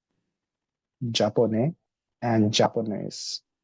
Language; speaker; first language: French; non-native, learner; Hindi